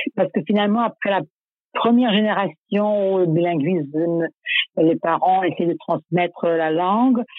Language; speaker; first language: French; non-native, fluent; Serbian